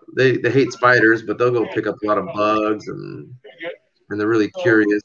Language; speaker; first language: English; native; English